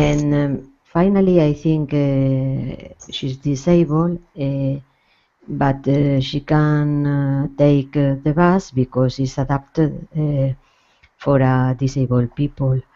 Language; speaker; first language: English; non-native, learner; Spanish